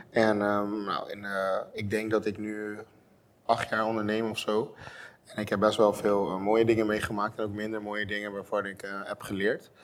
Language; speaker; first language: Dutch; non-native, local second language; Papiamento